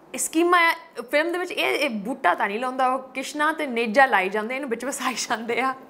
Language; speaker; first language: Punjabi; early bilingual, heritage; Punjabi